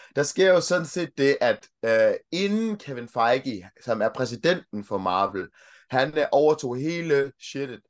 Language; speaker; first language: Danish; early bilingual, other home language; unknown